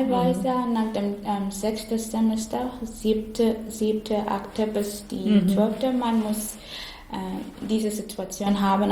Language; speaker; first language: German; non-native, learner; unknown